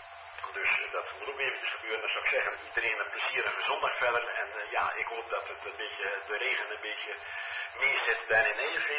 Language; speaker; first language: Dutch; native; Dutch